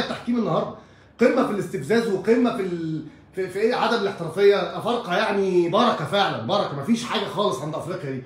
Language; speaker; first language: Arabic; native; Arabic